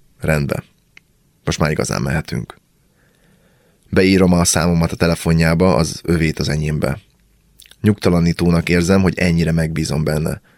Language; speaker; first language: Hungarian; native; Hungarian